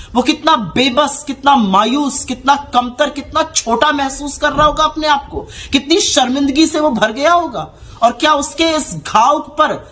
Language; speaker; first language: Hindi; native; Hindi